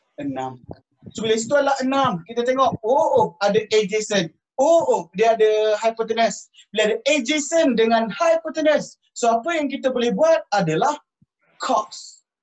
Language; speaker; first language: Malay; native; Malay